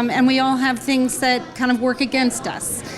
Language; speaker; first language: English; native; English